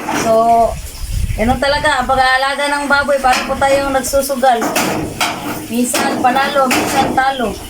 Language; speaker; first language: Filipino; non-native, local second language; Cebuano